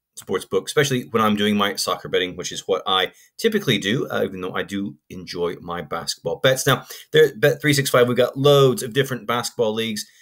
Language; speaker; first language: English; native; English